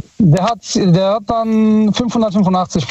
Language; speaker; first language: German; early bilingual, other home language; Italian